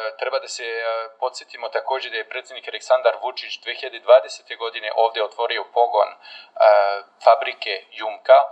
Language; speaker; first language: Serbian; non-native, fluent; French